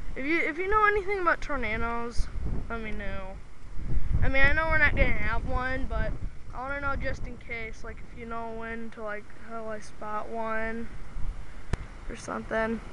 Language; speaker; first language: English; native; English